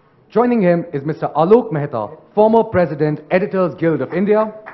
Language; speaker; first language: English; non-native, local second language; Hindi